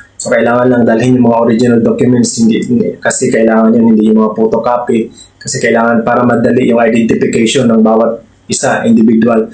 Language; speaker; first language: Filipino; native; Filipino